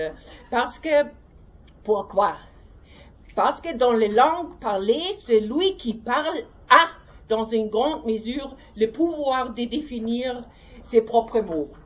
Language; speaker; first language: French; non-native, learner; German